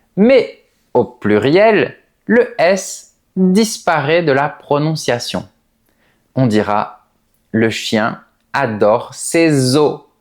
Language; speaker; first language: French; native; French